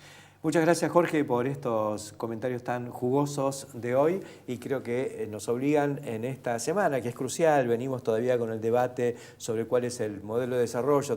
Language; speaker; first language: Spanish; native; Spanish